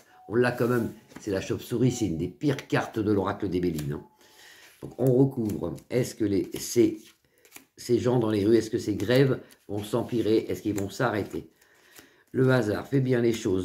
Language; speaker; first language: French; native; French